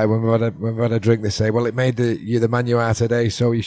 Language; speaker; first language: English; native; English